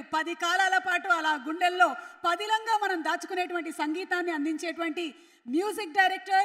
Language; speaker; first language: Telugu; native; Telugu